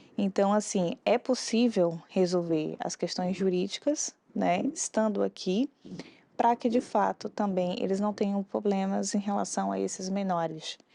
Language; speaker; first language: Portuguese; native; Portuguese